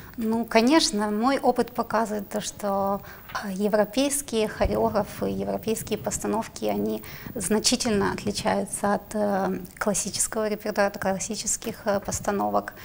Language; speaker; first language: Russian; native; Russian